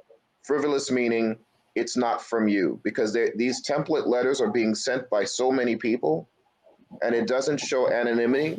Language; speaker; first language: English; native; English